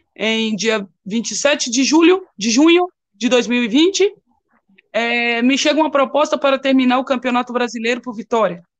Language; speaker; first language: Portuguese; native; Portuguese